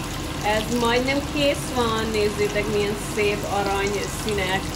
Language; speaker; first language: Hungarian; early bilingual, heritage; English